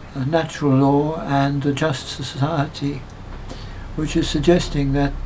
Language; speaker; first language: English; native; English